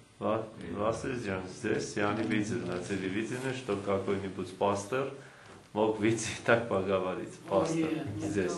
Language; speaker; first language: Russian; non-native, local second language; Armenian